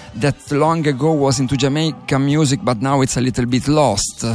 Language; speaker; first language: English; non-native, fluent; Italian